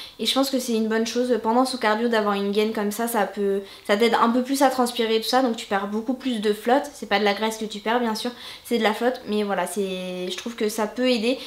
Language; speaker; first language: French; native; French